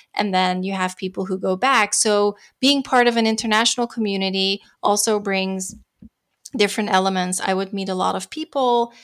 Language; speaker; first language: English; non-native, fluent; Dutch